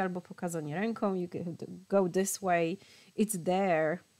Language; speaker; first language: English; non-native, fluent; Polish